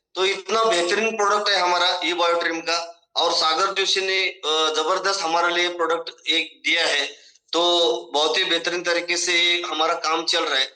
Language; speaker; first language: Hindi; non-native, local second language; Marathi